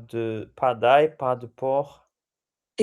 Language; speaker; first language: French; non-native, learner; English